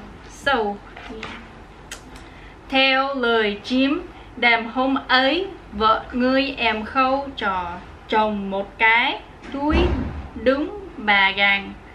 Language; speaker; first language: Vietnamese; non-native, learner; English